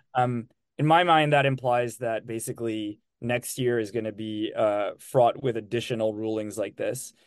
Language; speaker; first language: English; non-native, fluent; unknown